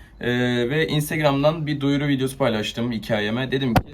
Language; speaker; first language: Turkish; native; Turkish